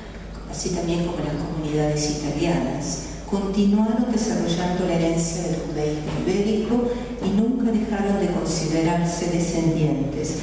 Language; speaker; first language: Spanish; native; Spanish